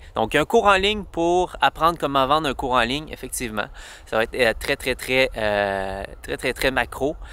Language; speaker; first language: French; native; French